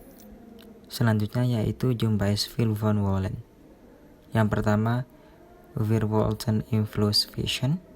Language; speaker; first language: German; non-native, learner; Indonesian